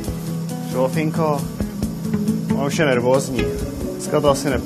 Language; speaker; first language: Czech; native; Czech